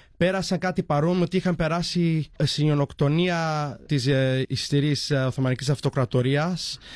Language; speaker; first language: Greek; early bilingual, heritage; Greek